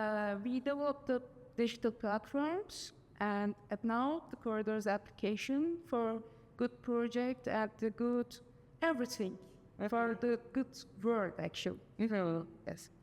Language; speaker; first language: English; non-native, learner; Turkish